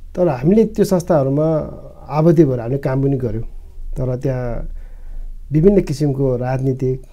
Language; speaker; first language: Nepali; non-native, local second language; Eastern Tamang